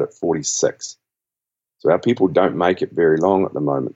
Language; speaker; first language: English; native; English